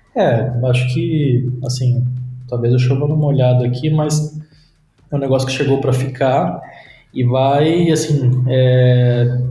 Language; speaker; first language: Portuguese; native; Portuguese